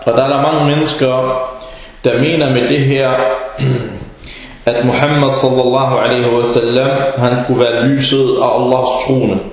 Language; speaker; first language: Danish; early bilingual, other home language; Arabic